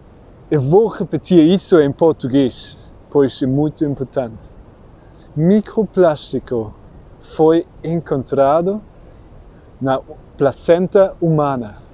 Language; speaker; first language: Portuguese; non-native, learner; German